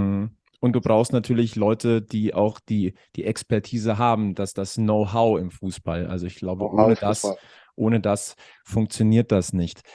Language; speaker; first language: German; native; German